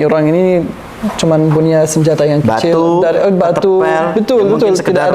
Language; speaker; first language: Indonesian; non-native, learner; Arabic